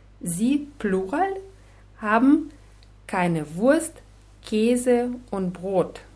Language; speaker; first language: German; non-native, fluent; Russian